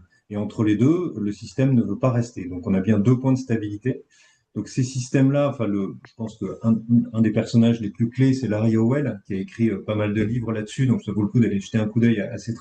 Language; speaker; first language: French; native; French